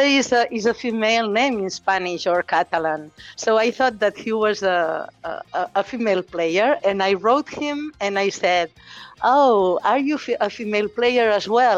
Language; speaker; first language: English; non-native, fluent; Catalan